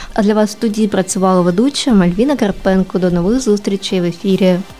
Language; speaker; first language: Ukrainian; native; Ukrainian